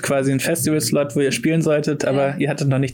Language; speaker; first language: German; native; German